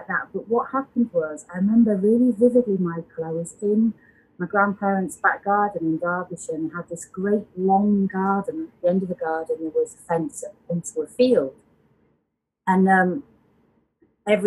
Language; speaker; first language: English; native; English